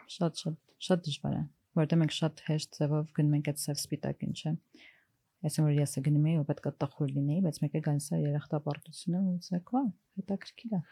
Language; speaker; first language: Armenian; early bilingual, heritage; Armenian